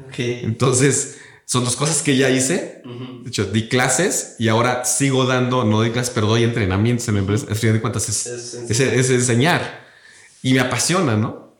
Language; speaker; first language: Spanish; native; Spanish